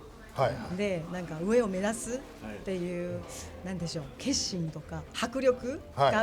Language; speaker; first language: Japanese; non-native, fluent; Chinese